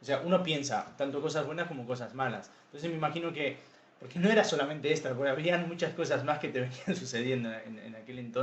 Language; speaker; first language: Spanish; native; Spanish